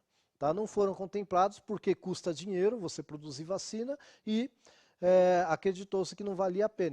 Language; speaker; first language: Portuguese; native; Portuguese